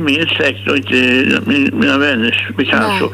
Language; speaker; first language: Swedish; native; Swedish